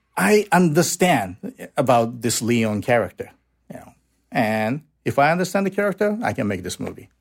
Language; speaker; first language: English; non-native, fluent; Japanese